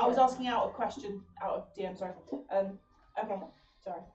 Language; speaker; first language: English; native; English